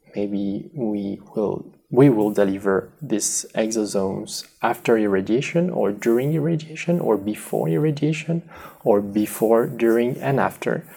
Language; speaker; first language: English; non-native, fluent; French